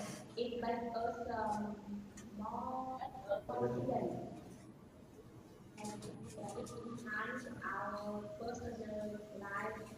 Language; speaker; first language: English; non-native, learner; Vietnamese